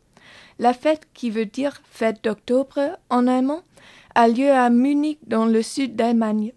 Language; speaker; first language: French; non-native, fluent; German